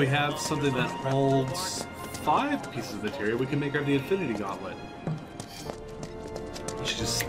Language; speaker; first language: English; native; English